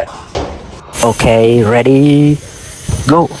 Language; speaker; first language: English; non-native, learner; Vietnamese